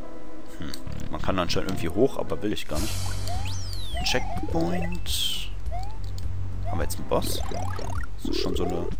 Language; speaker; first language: German; native; German